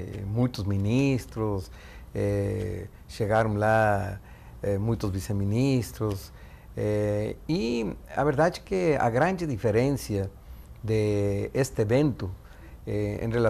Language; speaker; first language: Portuguese; non-native, fluent; Spanish